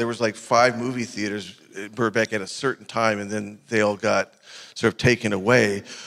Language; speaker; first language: English; native; English